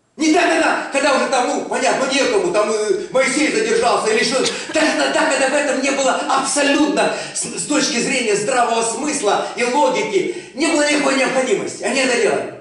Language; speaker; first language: Russian; native; Russian